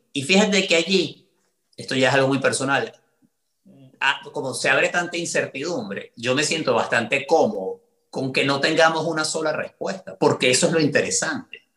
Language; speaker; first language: Spanish; native; Spanish